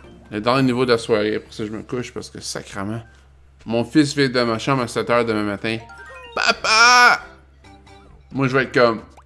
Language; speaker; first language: French; native; French